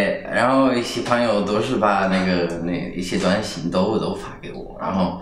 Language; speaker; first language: Chinese; non-native, fluent; Italian